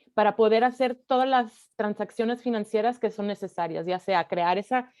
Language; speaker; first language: Spanish; early bilingual, heritage; Spanish